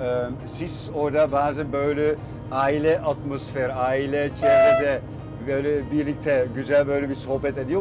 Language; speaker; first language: Turkish; non-native, fluent; Dutch